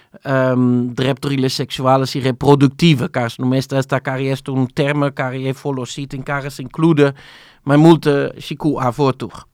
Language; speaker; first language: Romanian; non-native, learner; Dutch